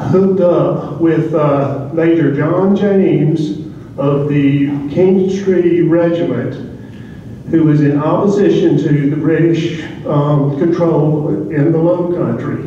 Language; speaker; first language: English; native; English